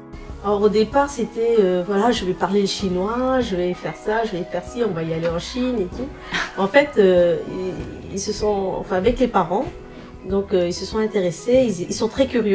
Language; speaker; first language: French; non-native, fluent; Chinese